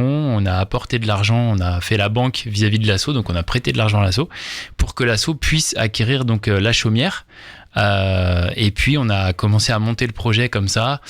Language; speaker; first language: French; native; French